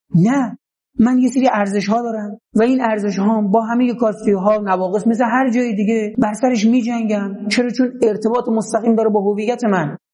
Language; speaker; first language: Persian; native; Persian